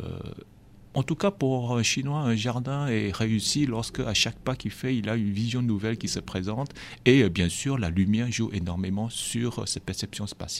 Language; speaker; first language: French; non-native, fluent; Chinese